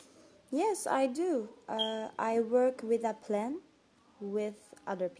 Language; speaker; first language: English; non-native, fluent; Turkish